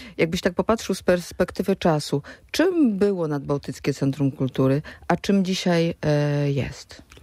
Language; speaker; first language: Polish; native; Polish